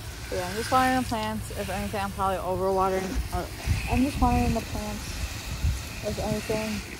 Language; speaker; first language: English; early bilingual, other home language; Spanish